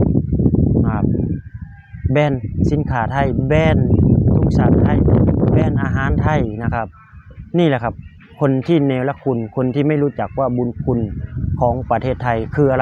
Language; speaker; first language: Thai; non-native, local second language; Lao